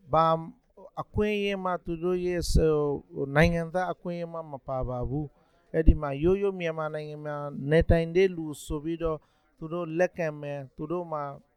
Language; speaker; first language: Burmese; non-native, local second language; Rohingya